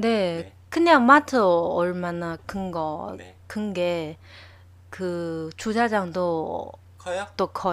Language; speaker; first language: Korean; non-native, learner; Chinese